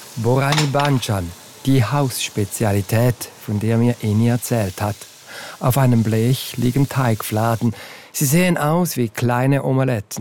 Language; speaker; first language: German; native; German